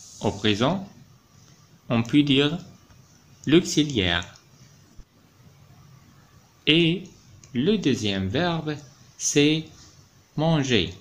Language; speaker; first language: French; non-native, fluent; Arabic